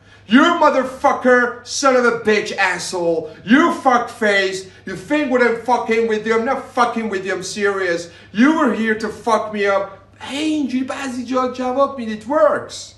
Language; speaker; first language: English; non-native, fluent; Persian